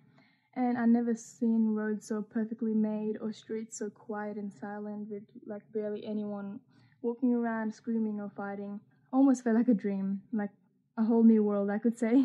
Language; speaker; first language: English; early bilingual, other home language; Persian